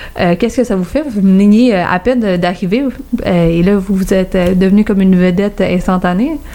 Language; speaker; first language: French; native; French